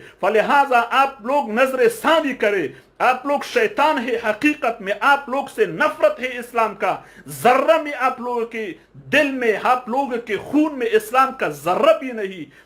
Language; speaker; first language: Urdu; non-native, fluent; Pashto